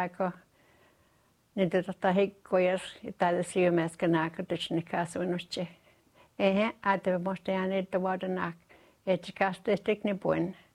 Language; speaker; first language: English; non-native, fluent; Cree